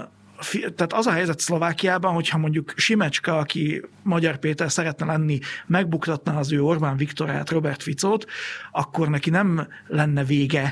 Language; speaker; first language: Hungarian; native; Hungarian